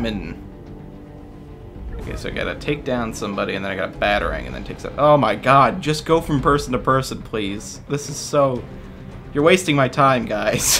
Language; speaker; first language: English; native; English